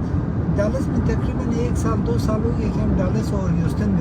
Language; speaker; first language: Hindi; non-native, learner; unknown